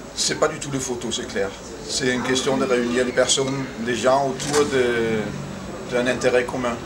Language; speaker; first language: French; non-native, fluent; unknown